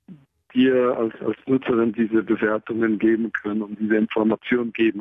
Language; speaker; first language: German; non-native, fluent; Hebrew